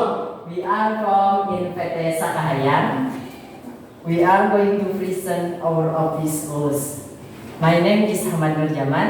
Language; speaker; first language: English; non-native, learner; Indonesian